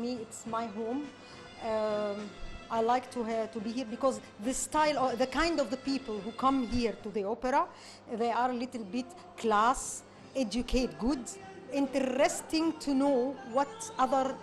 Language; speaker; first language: English; non-native, learner; Arabic